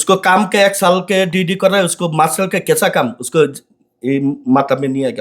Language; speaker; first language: Hindi; non-native, learner; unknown